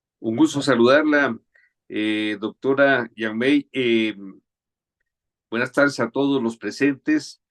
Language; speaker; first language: Spanish; native; Spanish